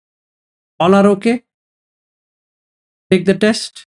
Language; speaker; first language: Hindi; native; Hindi